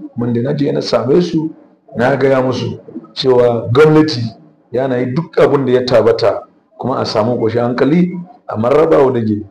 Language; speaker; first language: Hausa; non-native, local second language; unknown